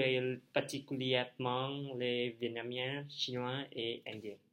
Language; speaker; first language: French; non-native, learner; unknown